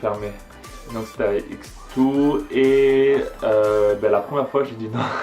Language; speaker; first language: French; native; French